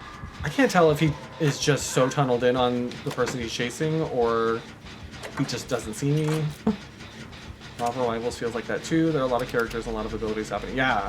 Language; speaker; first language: English; native; English